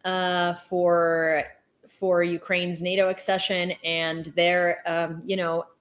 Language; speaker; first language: English; non-native, fluent; Ukrainian